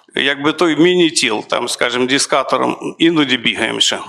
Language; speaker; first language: Ukrainian; native; Ukrainian